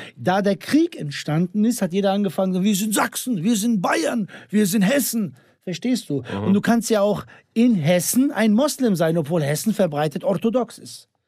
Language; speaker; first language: German; early bilingual, other home language; Bosnian